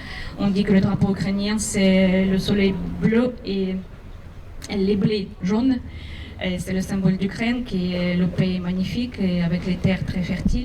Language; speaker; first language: French; non-native, fluent; Ukrainian